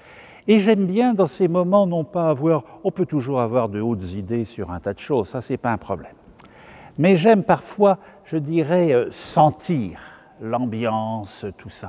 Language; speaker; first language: French; native; French